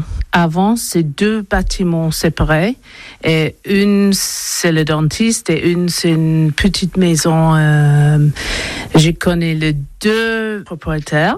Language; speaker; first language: French; non-native, learner; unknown